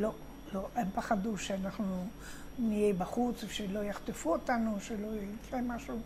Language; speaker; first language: Hebrew; non-native, fluent; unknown